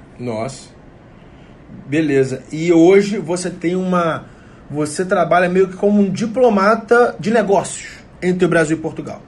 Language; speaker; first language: Portuguese; native; Portuguese